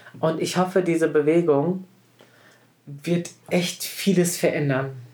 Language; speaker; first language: German; early bilingual, other home language; Turkish